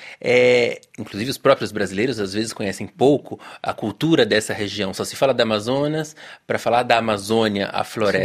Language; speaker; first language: Portuguese; native; Portuguese